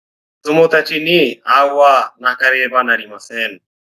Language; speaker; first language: Japanese; non-native, learner; Bangla